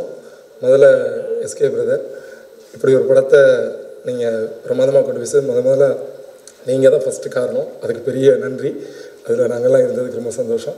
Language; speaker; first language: Tamil; native; Tamil